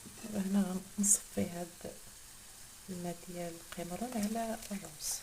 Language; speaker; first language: Arabic; native; Arabic